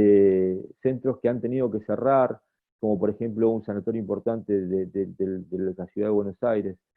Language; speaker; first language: Spanish; native; Spanish